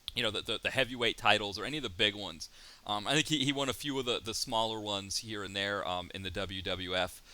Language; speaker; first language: English; native; English